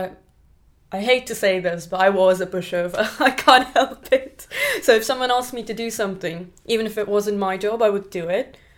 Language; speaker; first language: English; non-native, local second language; Marathi